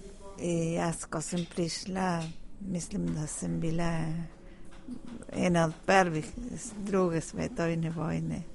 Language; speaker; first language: Slovenian; early bilingual, heritage; Spanish